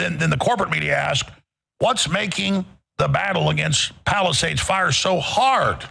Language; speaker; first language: English; native; English